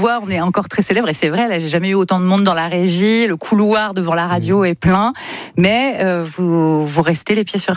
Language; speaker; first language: French; native; French